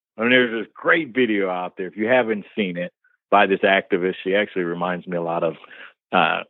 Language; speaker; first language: English; native; English